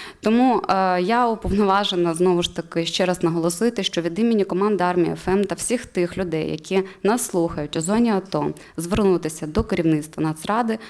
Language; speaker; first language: Ukrainian; native; Ukrainian